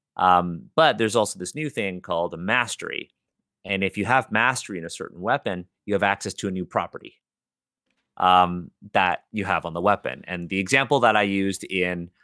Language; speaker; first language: English; native; English